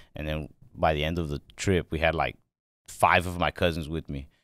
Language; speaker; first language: English; native; English